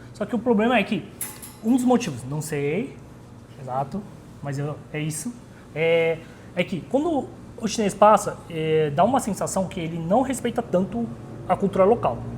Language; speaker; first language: Portuguese; early bilingual, other home language; Korean